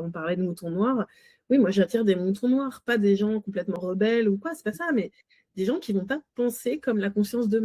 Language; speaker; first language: French; native; French